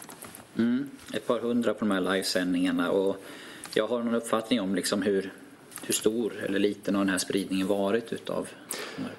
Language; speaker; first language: Swedish; native; Swedish